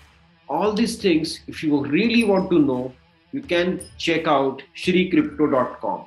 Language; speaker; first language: English; non-native, local second language; Marathi